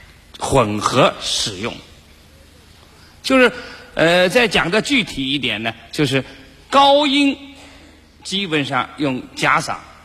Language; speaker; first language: Chinese; native; Chinese